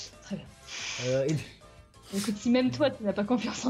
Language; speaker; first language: French; native; French